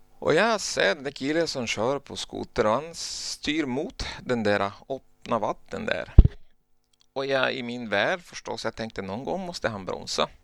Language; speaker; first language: Swedish; non-native, fluent; Spanish